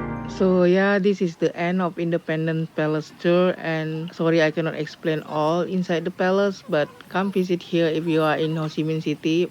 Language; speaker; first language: English; non-native, learner; Indonesian